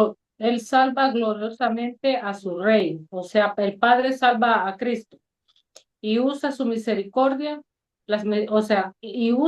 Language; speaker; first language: Spanish; native; Spanish